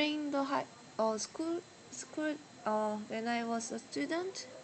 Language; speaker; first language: English; non-native, learner; Korean